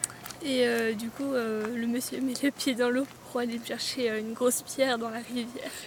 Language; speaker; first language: French; native; French